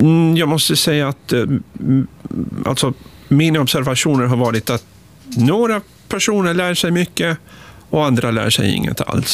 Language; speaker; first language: Swedish; non-native, fluent; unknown